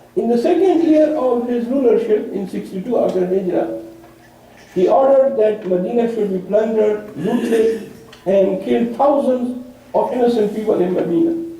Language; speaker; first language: English; non-native, local second language; Urdu